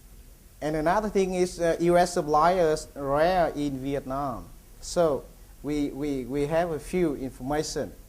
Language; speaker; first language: English; non-native, learner; Vietnamese